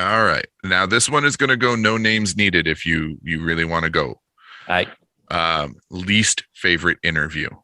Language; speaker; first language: English; native; English